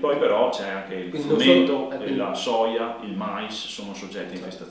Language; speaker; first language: Italian; native; Italian